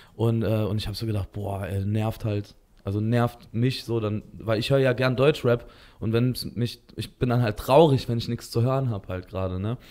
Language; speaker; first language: German; native; German